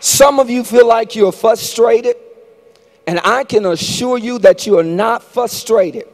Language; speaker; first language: English; native; English